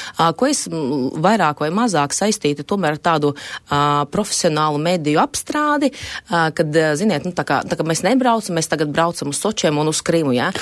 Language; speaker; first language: Latvian; non-native, local second language; Russian